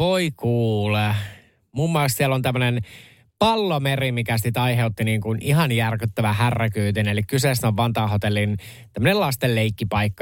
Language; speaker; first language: Finnish; native; Finnish